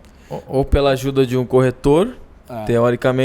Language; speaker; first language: Portuguese; native; Portuguese